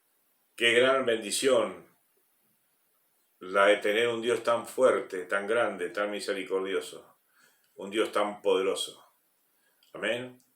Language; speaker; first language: Spanish; native; Spanish